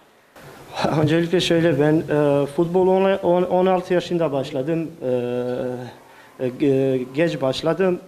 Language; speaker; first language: Turkish; non-native, fluent; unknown